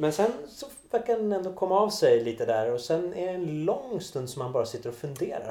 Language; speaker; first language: Swedish; native; Swedish